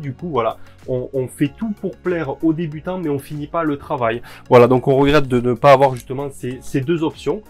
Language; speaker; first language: French; native; French